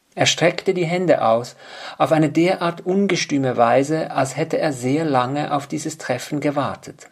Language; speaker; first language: German; native; German